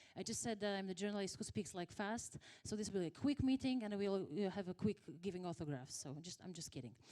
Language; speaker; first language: English; non-native, fluent; Polish